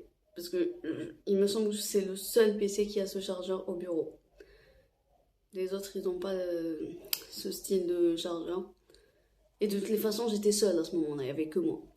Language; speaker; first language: French; non-native, local second language; Arabic